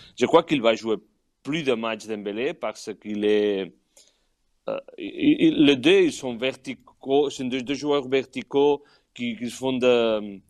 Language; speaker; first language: French; non-native, fluent; Catalan